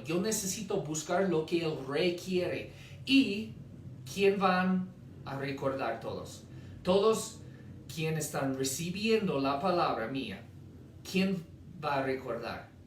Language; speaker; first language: Spanish; non-native, fluent; English